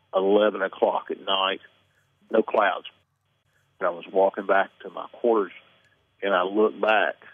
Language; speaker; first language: English; native; English